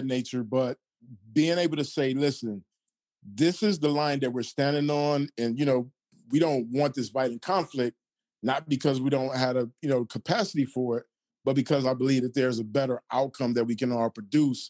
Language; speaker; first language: English; native; English